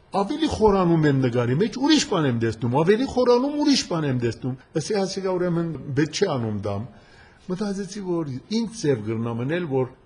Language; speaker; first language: Armenian; early bilingual, heritage; Armenian